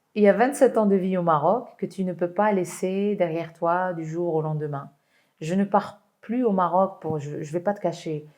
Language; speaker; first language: French; non-native, local second language; Arabic